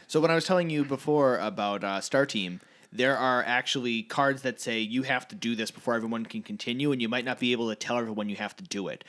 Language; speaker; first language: English; native; English